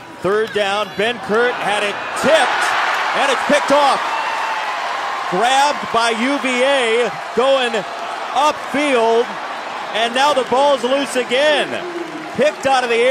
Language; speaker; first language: English; native; English